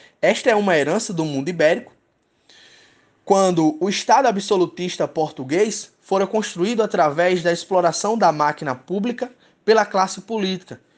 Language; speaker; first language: Portuguese; native; Portuguese